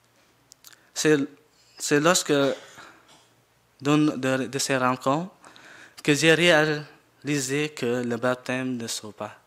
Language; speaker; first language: French; non-native, learner; Jarai